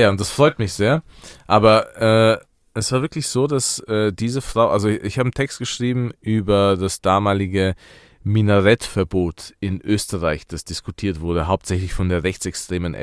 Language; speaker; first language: German; early bilingual, other home language; Persian